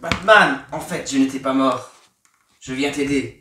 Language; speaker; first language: French; native; French